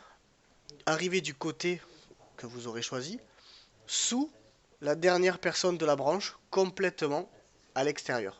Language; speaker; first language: French; native; French